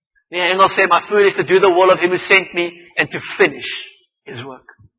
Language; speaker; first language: English; non-native, local second language; Afrikaans